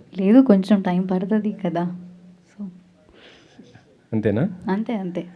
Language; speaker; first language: Telugu; non-native, learner; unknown